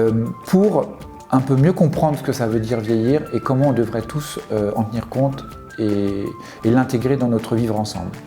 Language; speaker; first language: French; native; French